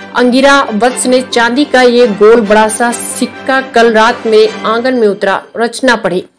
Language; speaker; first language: Hindi; native; Hindi